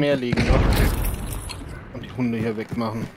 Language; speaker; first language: German; native; German